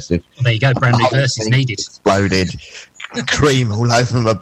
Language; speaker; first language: English; native; English